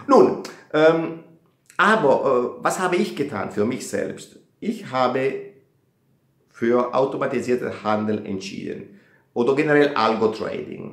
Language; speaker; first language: German; non-native, fluent; Italian